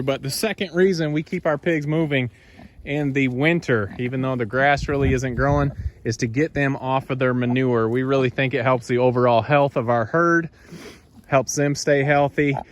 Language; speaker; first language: English; native; English